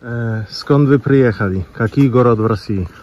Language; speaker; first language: Russian; non-native, learner; Polish